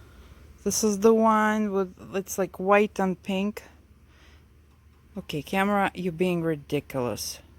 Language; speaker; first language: English; non-native, fluent; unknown